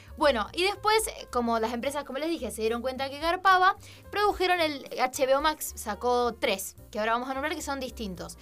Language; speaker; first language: Spanish; native; Spanish